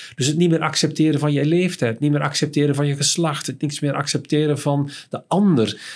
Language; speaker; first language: Dutch; native; Dutch